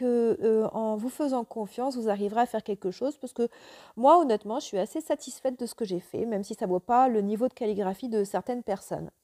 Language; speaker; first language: French; native; French